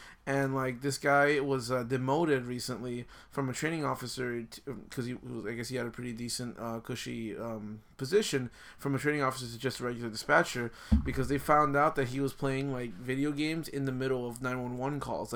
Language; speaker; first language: English; native; English